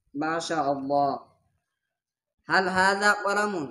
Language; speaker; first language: Arabic; non-native, learner; Bangla